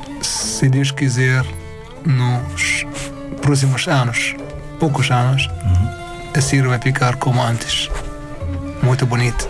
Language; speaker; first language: Portuguese; non-native, learner; Arabic